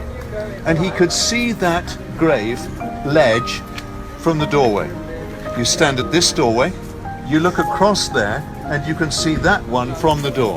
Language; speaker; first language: English; native; English